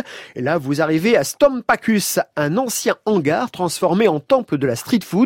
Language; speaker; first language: French; native; French